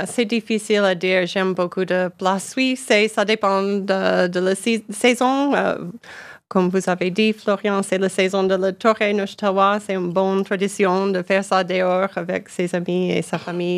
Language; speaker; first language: French; non-native, learner; English